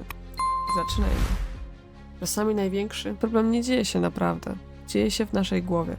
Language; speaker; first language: Polish; native; Polish